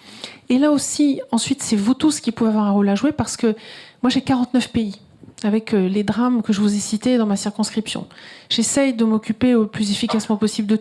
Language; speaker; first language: French; native; French